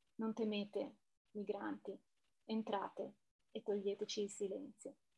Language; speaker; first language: Italian; native; Italian